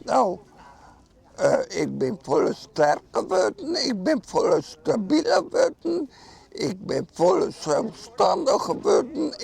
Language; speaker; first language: Dutch; non-native, local second language; Western Frisian